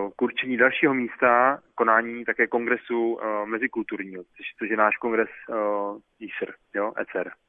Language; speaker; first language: Czech; native; Czech